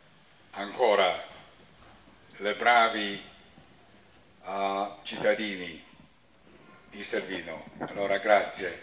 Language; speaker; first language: Italian; non-native, learner; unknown